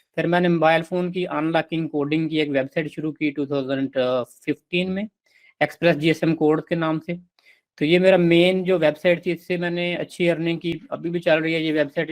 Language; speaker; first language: Urdu; non-native, local second language; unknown